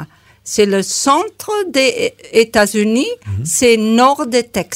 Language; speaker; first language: French; non-native, learner; German